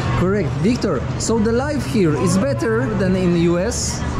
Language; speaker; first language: English; non-native, learner; Polish